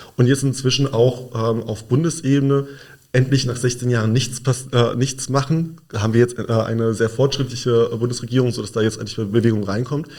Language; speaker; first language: German; native; German